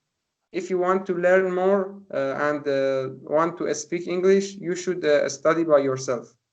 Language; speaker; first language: English; non-native, learner; Persian